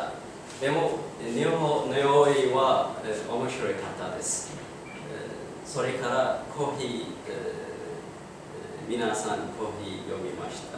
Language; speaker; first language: Japanese; non-native, learner; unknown